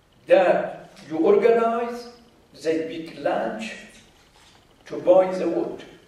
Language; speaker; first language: English; non-native, fluent; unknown